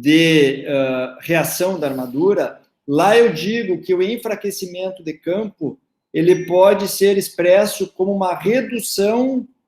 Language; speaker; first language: Portuguese; native; Portuguese